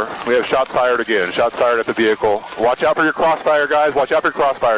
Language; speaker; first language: English; native; English